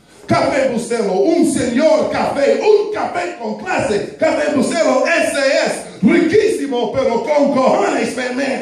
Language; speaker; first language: Spanish; non-native, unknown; English